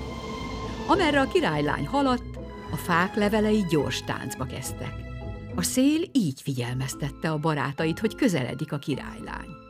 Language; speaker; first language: Hungarian; native; Hungarian